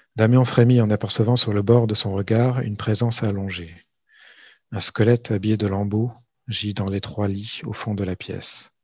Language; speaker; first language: French; native; French